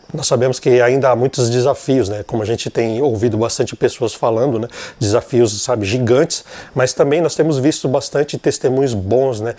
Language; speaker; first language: Portuguese; native; Portuguese